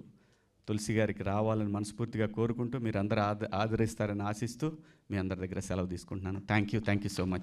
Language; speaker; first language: Telugu; native; Telugu